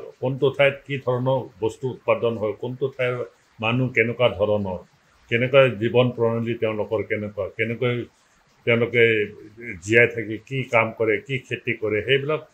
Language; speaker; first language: Assamese; non-native, local second language; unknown